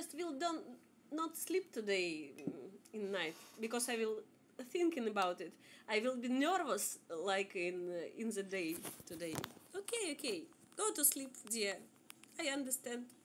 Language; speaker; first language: English; non-native, learner; Russian